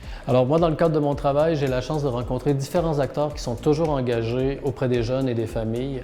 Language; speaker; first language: French; native; French